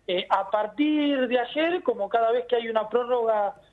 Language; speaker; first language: Spanish; native; Spanish